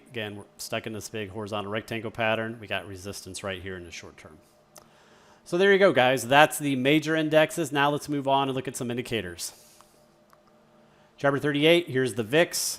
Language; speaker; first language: English; native; English